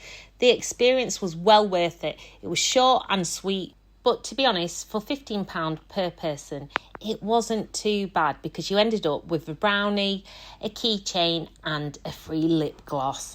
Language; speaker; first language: English; native; English